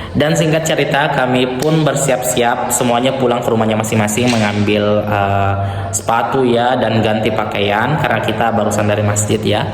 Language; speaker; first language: Indonesian; non-native, local second language; Buginese